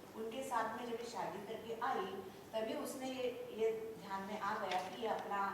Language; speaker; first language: Hindi; non-native, local second language; Marathi